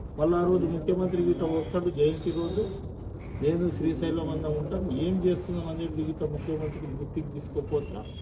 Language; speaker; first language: Telugu; non-native, local second language; Lambadi